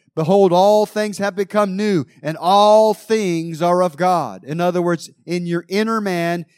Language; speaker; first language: English; native; English